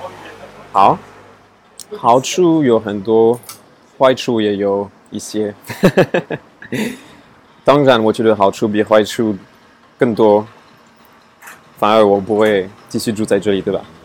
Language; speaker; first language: Chinese; non-native, fluent; French